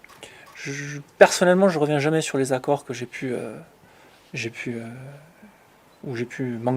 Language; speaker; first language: French; native; French